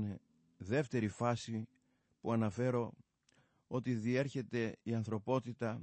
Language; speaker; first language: Greek; native; Greek